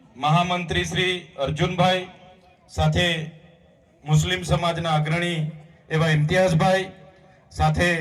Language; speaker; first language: Gujarati; non-native, local second language; Vasavi